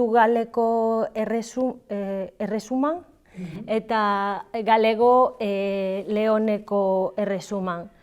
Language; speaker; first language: Basque; non-native, learner; Galician